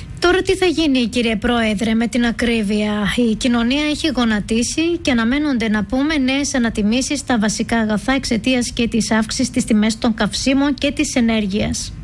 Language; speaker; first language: Greek; native; Greek